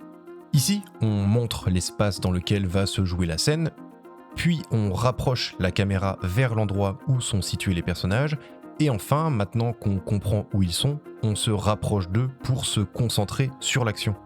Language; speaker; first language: French; native; French